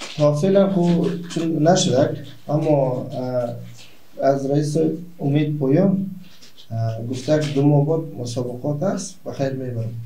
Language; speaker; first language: Persian; non-native, local second language; Turkmen